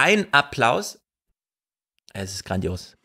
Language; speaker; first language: German; native; German